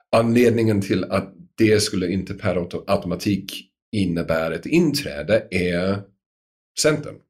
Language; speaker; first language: Swedish; non-native, fluent; English